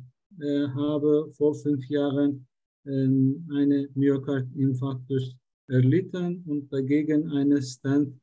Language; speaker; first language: German; non-native, learner; Turkish